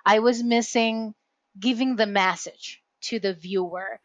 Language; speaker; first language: English; non-native, fluent; Spanish